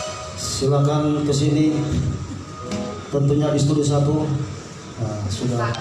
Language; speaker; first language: Indonesian; native; Indonesian